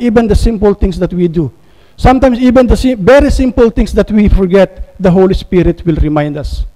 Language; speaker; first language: English; non-native, local second language; Filipino